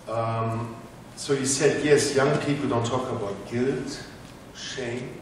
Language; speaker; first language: English; non-native, fluent; German